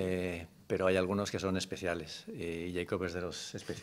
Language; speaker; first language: Spanish; native; Spanish